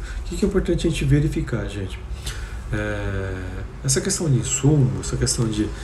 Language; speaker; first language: Portuguese; native; Portuguese